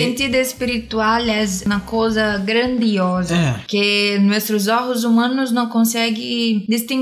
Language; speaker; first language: Spanish; non-native, learner; Portuguese